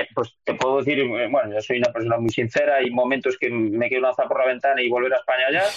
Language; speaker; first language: Spanish; native; Spanish